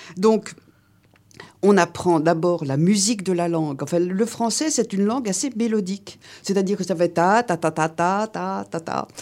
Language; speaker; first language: French; native; French